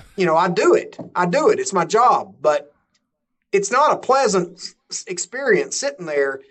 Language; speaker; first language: English; native; English